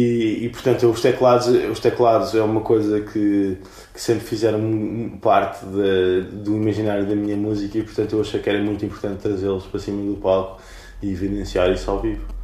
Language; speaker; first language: Portuguese; native; Portuguese